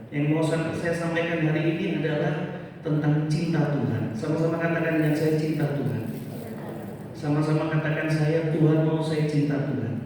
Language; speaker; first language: Indonesian; native; Indonesian